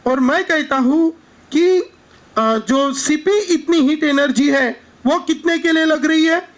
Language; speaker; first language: Hindi; non-native, local second language; Marathi